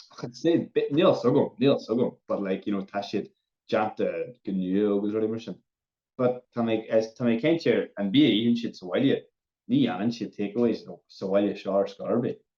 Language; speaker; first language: Irish; native; Irish